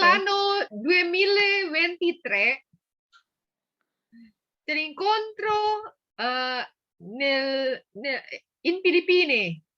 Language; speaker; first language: Italian; non-native, learner; Indonesian